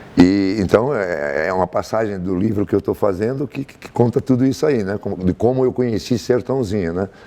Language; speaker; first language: Portuguese; native; Portuguese